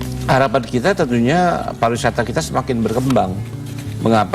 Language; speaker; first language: Indonesian; native; Indonesian